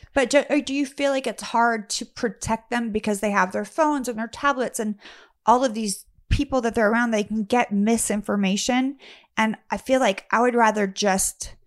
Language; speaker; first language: English; native; English